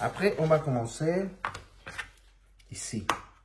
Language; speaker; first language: French; non-native, learner; Spanish